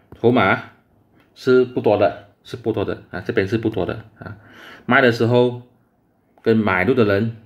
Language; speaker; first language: Chinese; native; Chinese